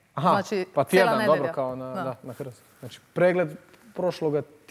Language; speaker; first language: Serbian; native; Serbian